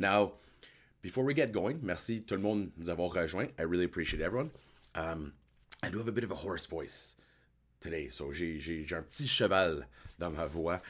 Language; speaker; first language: French; early bilingual, heritage; French